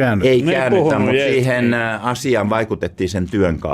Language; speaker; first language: Finnish; native; Finnish